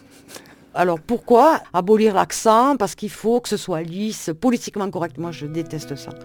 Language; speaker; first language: French; native; French